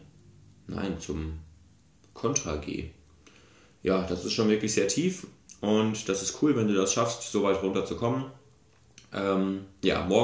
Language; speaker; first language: German; native; German